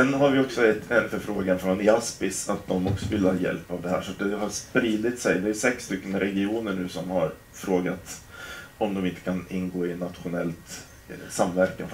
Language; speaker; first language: Swedish; native; Swedish